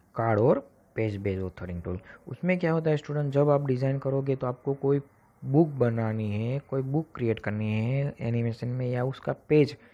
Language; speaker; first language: Hindi; non-native, local second language; Gujarati